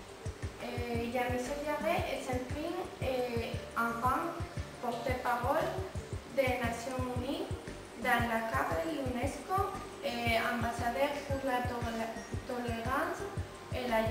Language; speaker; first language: French; non-native, learner; Spanish